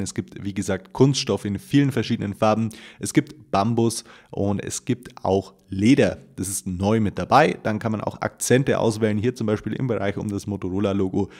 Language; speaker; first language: German; native; German